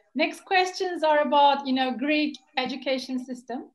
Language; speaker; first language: English; non-native, fluent; Turkish